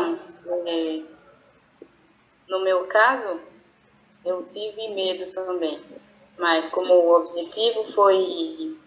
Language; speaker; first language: Portuguese; non-native, fluent; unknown